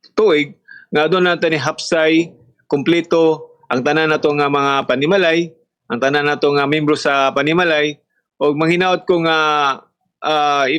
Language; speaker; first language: Cebuano; native; Cebuano